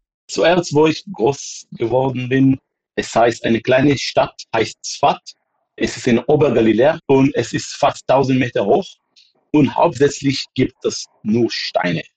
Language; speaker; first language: German; non-native, fluent; Hebrew